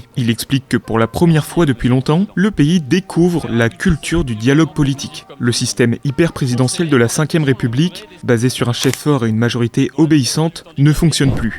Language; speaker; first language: French; native; French